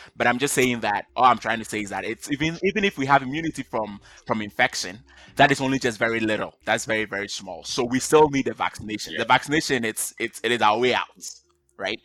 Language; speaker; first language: English; non-native, local second language; Akan